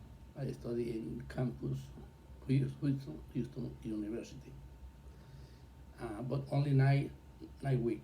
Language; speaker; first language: English; non-native, learner; Spanish